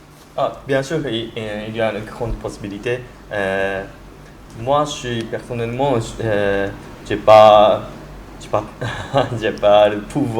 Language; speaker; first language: French; non-native, learner; Japanese